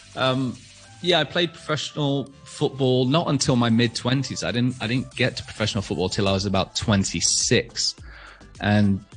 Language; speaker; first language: English; native; English